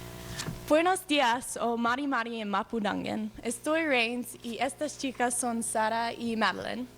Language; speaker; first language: Spanish; non-native, learner; English